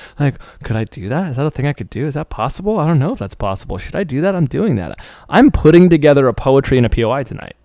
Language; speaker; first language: English; early bilingual, other home language; Persian